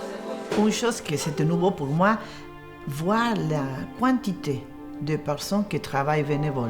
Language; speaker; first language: French; non-native, learner; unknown